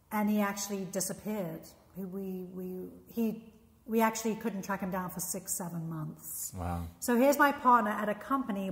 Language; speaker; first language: English; native; English